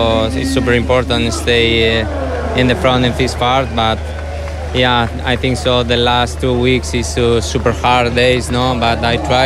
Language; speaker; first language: English; non-native, learner; Spanish